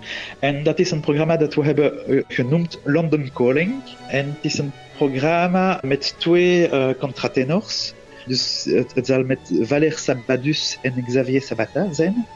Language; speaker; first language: Dutch; non-native, local second language; French